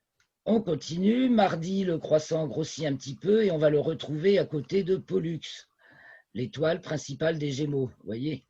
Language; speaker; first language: French; native; French